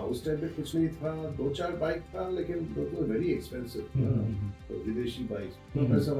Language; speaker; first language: Hindi; non-native, local second language; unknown